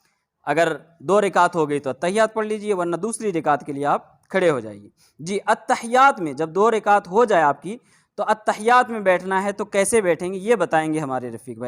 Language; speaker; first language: Urdu; native; Urdu